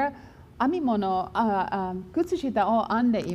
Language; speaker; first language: Japanese; non-native, learner; Finnish